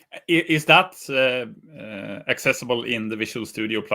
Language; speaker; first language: English; non-native, fluent; Swedish